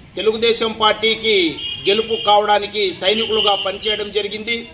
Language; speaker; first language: Telugu; non-native, local second language; Lambadi